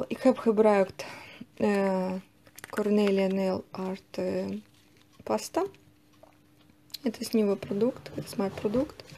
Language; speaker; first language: Dutch; non-native, learner; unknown